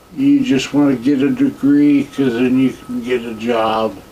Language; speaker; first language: English; native; English